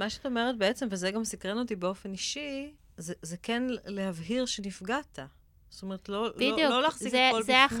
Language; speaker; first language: Hebrew; native; Hebrew